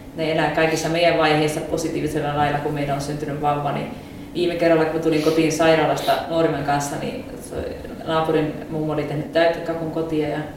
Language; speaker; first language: Finnish; early bilingual, heritage; Finnish